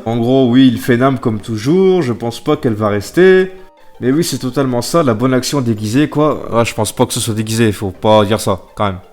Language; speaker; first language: French; native; French